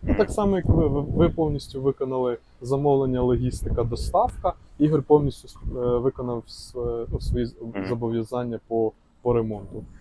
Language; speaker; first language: Ukrainian; native; Ukrainian